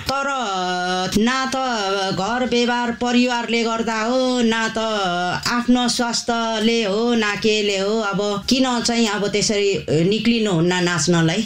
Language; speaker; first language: Nepali; native; Nepali